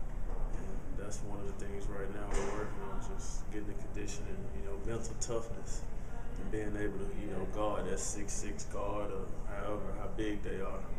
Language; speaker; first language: English; native; English